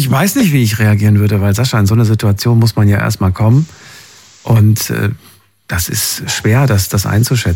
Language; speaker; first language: German; native; German